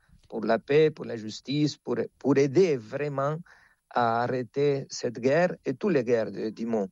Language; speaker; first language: French; non-native, fluent; Spanish